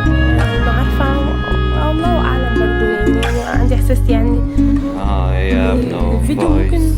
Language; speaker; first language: Arabic; native; Arabic